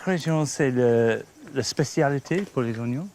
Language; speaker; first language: French; non-native, learner; English